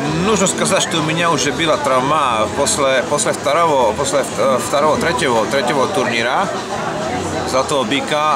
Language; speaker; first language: Russian; non-native, learner; Slovak